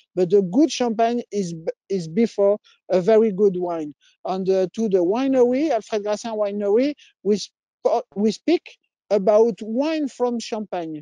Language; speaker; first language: English; non-native, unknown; French